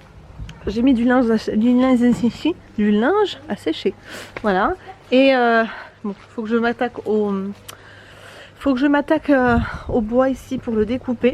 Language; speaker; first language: French; native; French